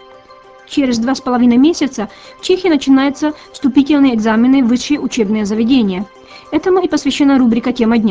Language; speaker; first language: Russian; native; Russian